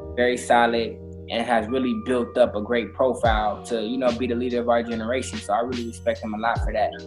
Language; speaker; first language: English; native; English